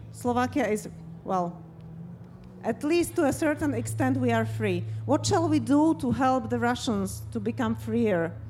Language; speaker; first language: English; non-native, fluent; Slovak